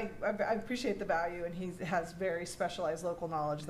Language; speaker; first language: English; native; English